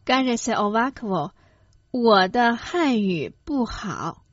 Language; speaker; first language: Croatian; non-native, fluent; Chinese